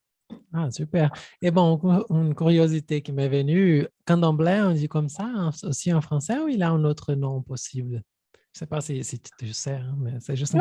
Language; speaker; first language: French; non-native, fluent; Portuguese